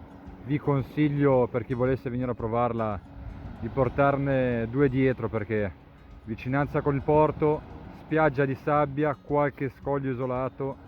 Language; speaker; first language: Italian; native; Italian